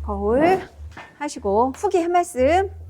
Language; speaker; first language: Korean; native; Korean